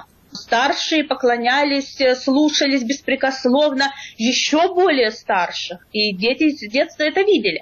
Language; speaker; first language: Russian; native; Russian